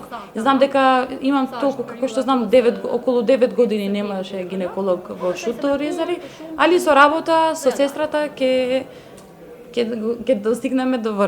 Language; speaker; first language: Macedonian; non-native, fluent; Albanian